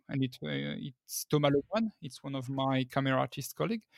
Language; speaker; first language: English; non-native, fluent; French